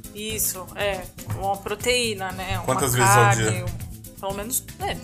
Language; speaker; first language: Portuguese; native; Portuguese